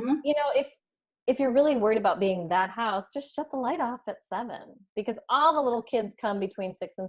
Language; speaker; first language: English; native; English